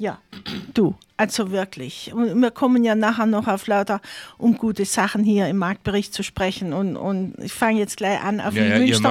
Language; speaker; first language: German; native; German